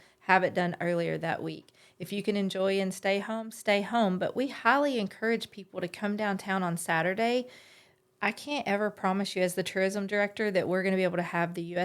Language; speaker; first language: English; native; English